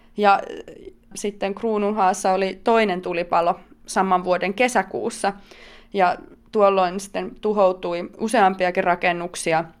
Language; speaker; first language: Finnish; native; Finnish